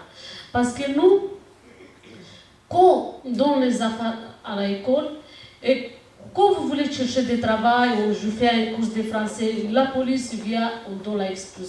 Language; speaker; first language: French; non-native, learner; Romanian